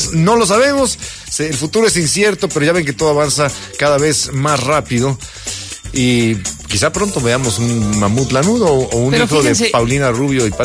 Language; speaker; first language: Spanish; native; Spanish